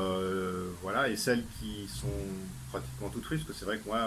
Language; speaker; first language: French; native; French